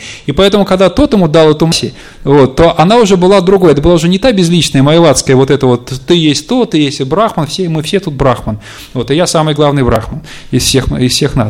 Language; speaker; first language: Russian; native; Russian